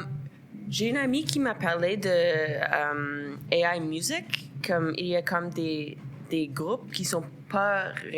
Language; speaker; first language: French; non-native, local second language; English